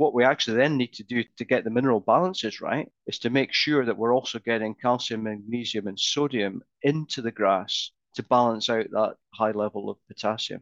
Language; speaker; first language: English; native; English